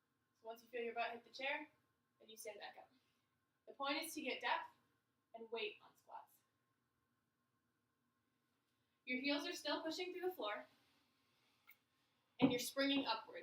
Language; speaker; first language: English; native; English